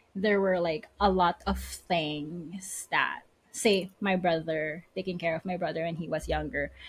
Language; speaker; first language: English; non-native, local second language; Filipino